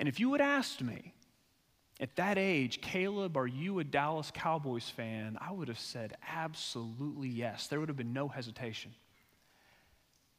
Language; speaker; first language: English; native; English